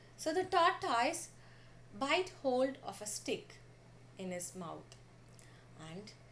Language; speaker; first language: English; non-native, local second language; Tamil